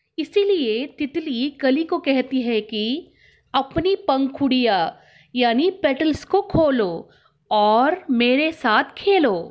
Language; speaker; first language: Hindi; non-native, local second language; Kannada